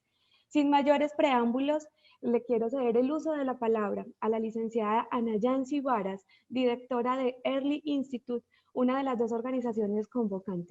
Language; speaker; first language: Spanish; native; Spanish